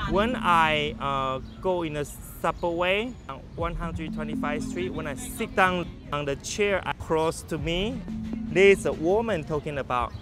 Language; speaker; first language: English; non-native, learner; Chinese